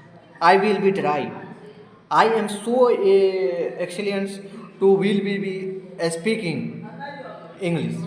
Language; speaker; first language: English; non-native, learner; Hindi